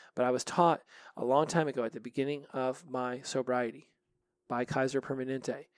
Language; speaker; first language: English; native; English